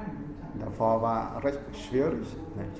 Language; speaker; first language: German; non-native, fluent; Vietnamese